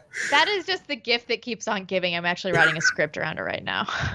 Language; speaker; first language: English; native; English